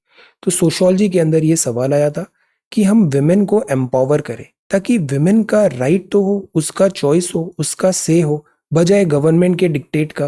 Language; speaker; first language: Hindi; native; Hindi